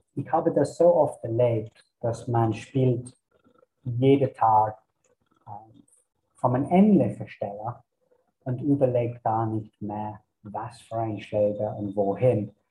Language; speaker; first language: German; non-native, fluent; English